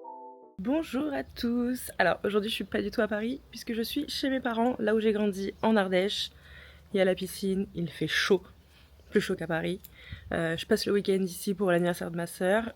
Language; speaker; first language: French; native; French